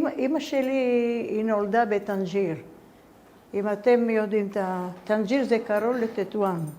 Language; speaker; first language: Hebrew; early bilingual, other home language; Spanish